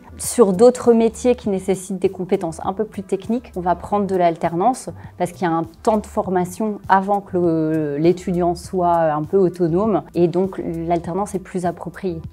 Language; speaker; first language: French; native; French